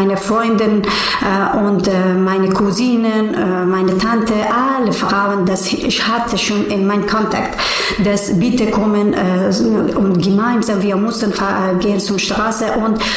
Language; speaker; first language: German; non-native, learner; Persian